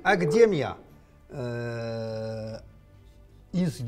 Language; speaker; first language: Russian; non-native, learner; Chinese